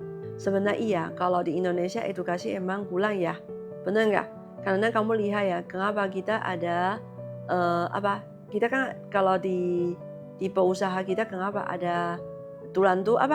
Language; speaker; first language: Indonesian; non-native, learner; Chinese